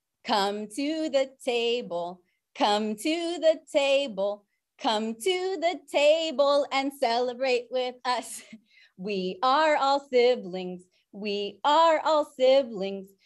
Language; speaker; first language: English; native; English